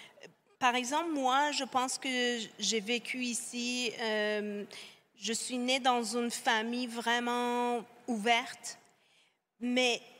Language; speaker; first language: French; non-native, fluent; Persian